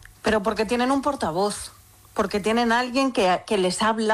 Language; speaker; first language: Spanish; native; Spanish